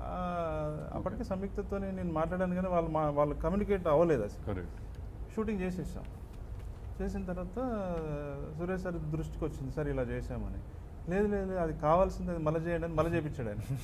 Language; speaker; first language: Telugu; native; Telugu